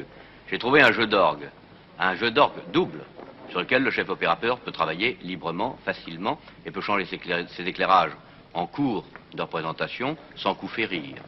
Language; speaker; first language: French; native; French